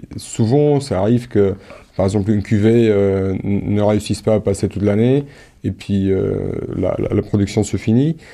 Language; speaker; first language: French; non-native, fluent; Romanian